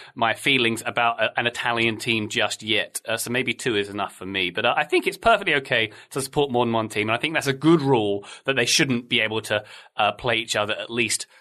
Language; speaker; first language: English; native; English